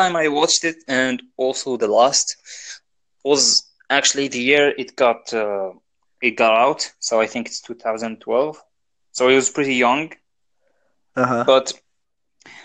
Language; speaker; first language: English; non-native, fluent; Arabic